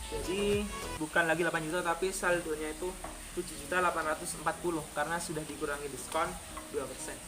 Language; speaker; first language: Indonesian; native; Indonesian